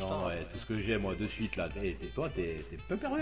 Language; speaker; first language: French; native; French